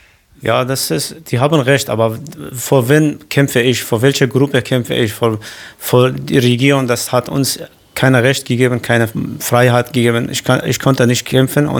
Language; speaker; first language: German; non-native, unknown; Kurdish